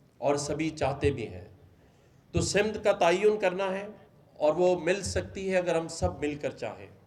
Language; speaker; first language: Urdu; native; Urdu